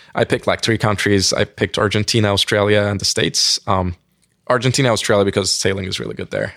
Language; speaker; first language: English; non-native, fluent; Turkish